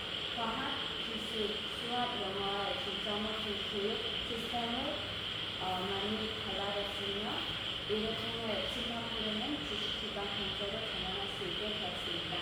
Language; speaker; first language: Korean; non-native, learner; Khmer